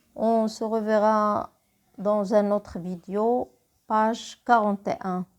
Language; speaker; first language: French; non-native, local second language; Arabic